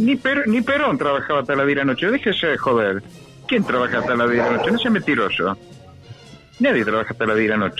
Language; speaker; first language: Spanish; native; Spanish